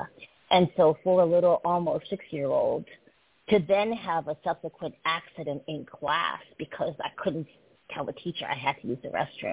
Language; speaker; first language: English; early bilingual, other home language; Chinese